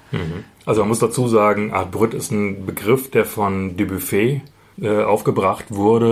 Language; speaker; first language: German; native; German